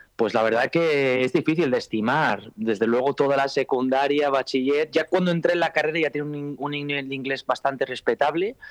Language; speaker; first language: Spanish; native; Spanish